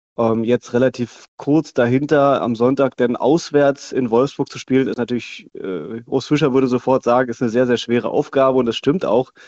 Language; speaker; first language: German; native; German